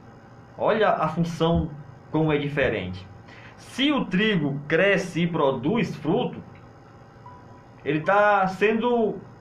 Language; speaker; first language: Portuguese; native; Portuguese